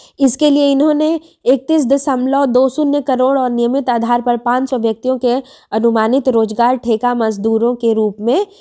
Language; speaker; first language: Hindi; native; Hindi